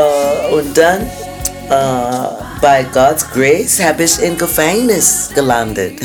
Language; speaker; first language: German; non-native, fluent; English